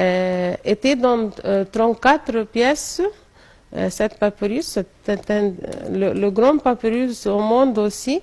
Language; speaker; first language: French; non-native, fluent; Arabic